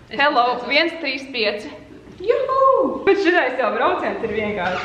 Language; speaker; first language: Latvian; native; Latvian